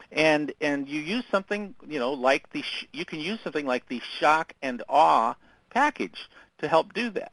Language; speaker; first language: English; native; English